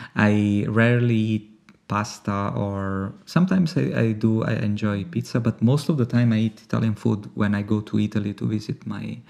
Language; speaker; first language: English; non-native, fluent; Italian